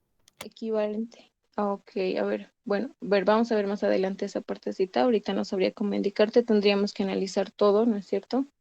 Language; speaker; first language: Spanish; native; Spanish